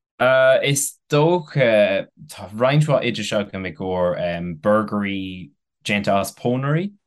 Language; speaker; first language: Irish; non-native, local second language; English